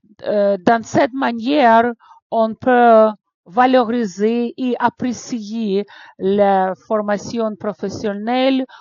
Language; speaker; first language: French; non-native, fluent; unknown